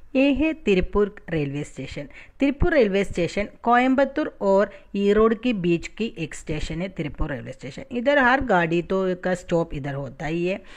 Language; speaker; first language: Hindi; non-native, fluent; Tamil